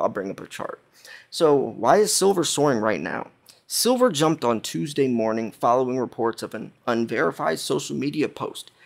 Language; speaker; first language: English; native; English